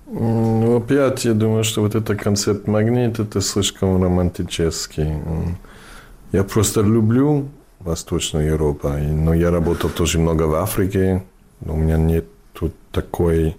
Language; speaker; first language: Russian; non-native, learner; English